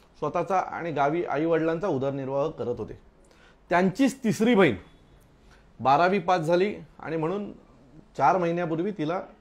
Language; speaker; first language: Marathi; native; Marathi